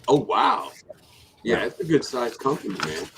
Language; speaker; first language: English; native; English